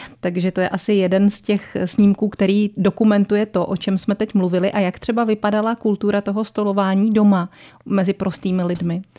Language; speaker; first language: Czech; native; Czech